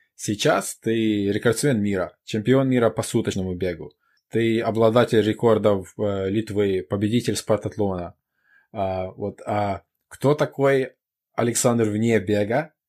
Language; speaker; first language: Russian; non-native, local second language; Ukrainian